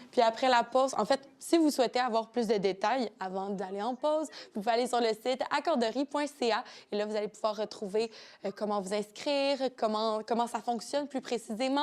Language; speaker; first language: French; native; French